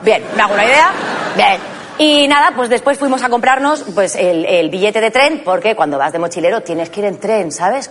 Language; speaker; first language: Spanish; native; Spanish